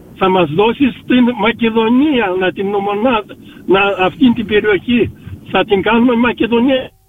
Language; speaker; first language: Greek; early bilingual, heritage; Greek